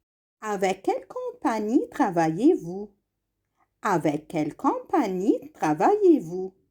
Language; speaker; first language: French; non-native, fluent; Arabic